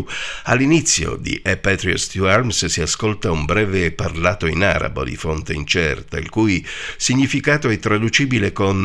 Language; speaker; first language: Italian; native; Italian